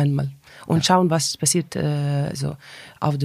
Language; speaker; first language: German; non-native, learner; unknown